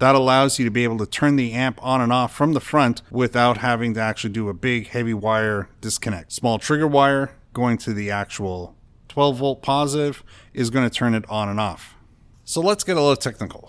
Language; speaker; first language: English; native; English